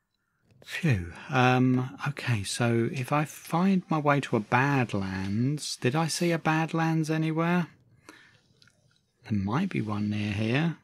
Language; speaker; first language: English; native; English